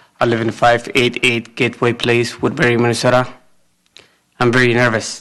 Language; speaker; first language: English; non-native, fluent; Amharic